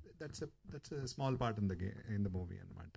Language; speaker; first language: Telugu; native; Telugu